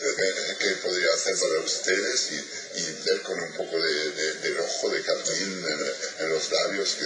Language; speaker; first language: Spanish; non-native, fluent; French